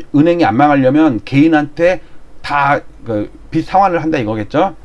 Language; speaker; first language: Korean; native; Korean